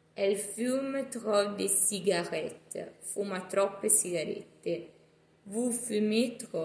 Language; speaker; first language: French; non-native, fluent; Italian